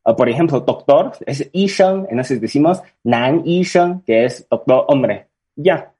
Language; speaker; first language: Spanish; non-native, fluent; Chinese